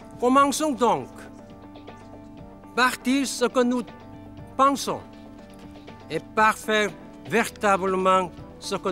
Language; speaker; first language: French; non-native, learner; Korean